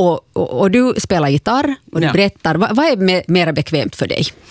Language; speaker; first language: Swedish; native; Swedish